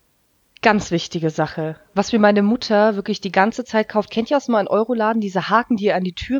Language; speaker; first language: German; native; German